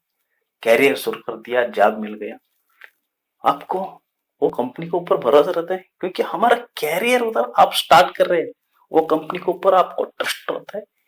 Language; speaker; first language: Hindi; non-native, local second language; Kannada